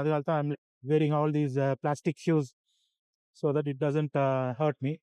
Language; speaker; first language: English; non-native, local second language; Tamil